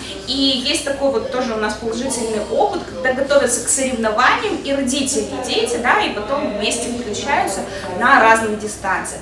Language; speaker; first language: Russian; native; Russian